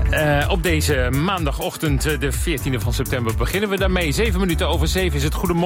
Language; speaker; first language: Dutch; native; Dutch